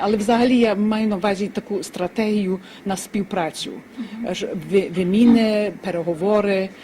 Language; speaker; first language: Ukrainian; early bilingual, heritage; Ukrainian